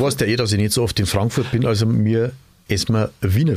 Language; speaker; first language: German; native; German